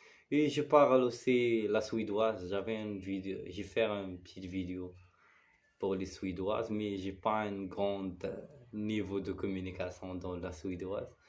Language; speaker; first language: French; non-native, learner; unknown